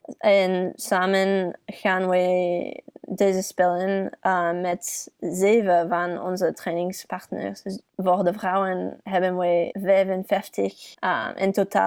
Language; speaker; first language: Dutch; early bilingual, heritage; English